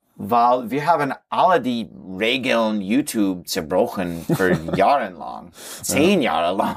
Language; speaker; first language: German; non-native, learner; English